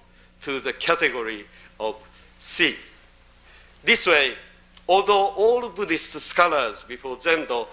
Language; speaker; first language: English; non-native, fluent; Japanese